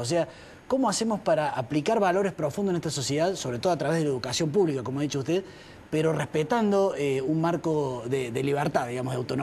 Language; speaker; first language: Spanish; native; Spanish